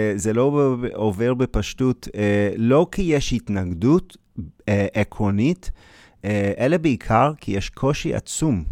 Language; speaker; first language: Hebrew; non-native, fluent; English